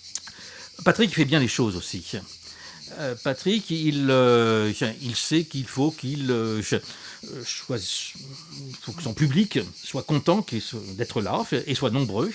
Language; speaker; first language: French; native; French